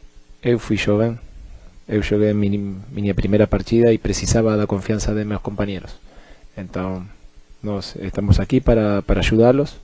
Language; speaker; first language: Portuguese; non-native, fluent; Spanish